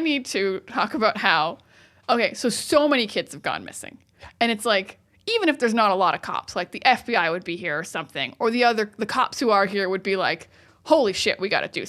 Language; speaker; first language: English; native; English